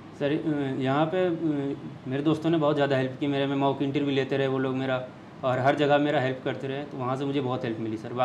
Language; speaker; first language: Hindi; native; Hindi